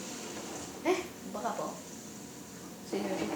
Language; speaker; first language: French; native; French